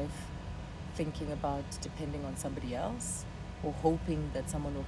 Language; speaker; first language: English; non-native, local second language; Zulu